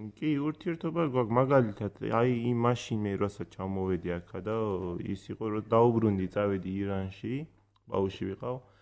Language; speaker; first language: Georgian; early bilingual, heritage; Georgian